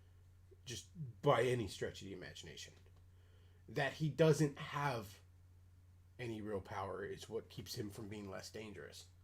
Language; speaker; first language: English; native; English